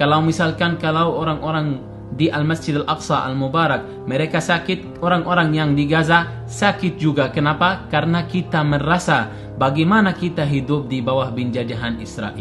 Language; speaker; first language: Indonesian; non-native, fluent; Arabic